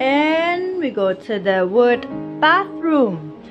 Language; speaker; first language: English; non-native, fluent; Thai